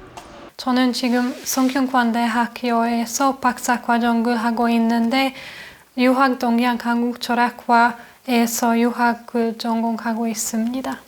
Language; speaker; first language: Korean; non-native, fluent; Hungarian